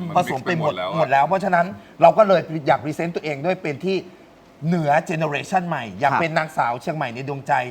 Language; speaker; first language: Thai; native; Thai